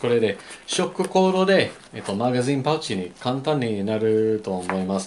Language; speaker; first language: Japanese; non-native, learner; English